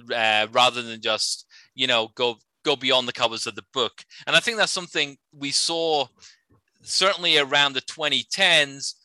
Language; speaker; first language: English; native; English